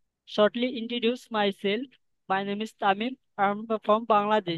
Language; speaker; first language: English; non-native, learner; Bangla